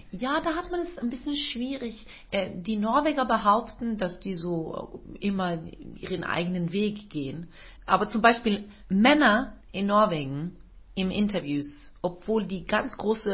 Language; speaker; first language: German; non-native, fluent; Norwegian